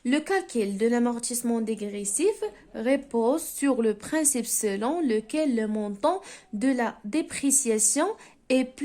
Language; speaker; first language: French; non-native, local second language; Arabic